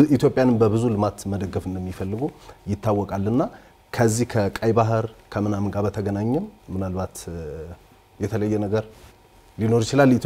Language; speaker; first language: Amharic; native; Amharic